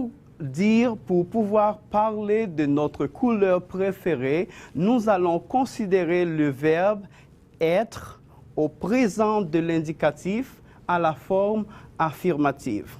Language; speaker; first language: French; non-native, fluent; Spanish